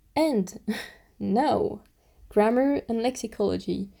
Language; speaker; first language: English; non-native, fluent; French